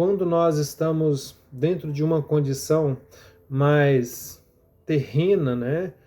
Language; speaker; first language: Portuguese; native; Portuguese